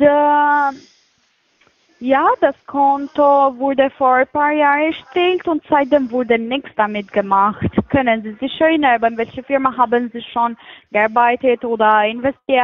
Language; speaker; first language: German; non-native, fluent; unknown